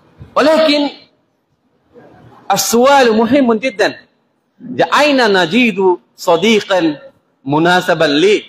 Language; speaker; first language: Arabic; non-native, fluent; Bangla